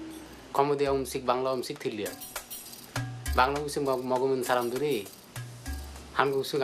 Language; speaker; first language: Korean; non-native, learner; Bangla